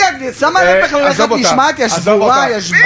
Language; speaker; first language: Hebrew; native; Hebrew